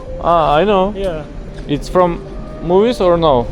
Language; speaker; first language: English; non-native, learner; Ukrainian